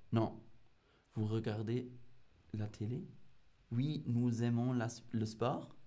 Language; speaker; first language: French; non-native, learner; English